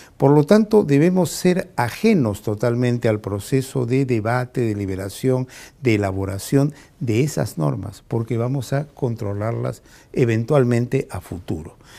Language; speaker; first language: Spanish; native; Spanish